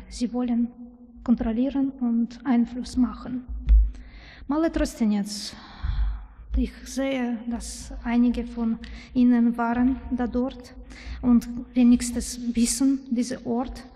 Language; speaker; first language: German; non-native, learner; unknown